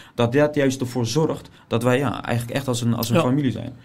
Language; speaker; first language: Dutch; native; Dutch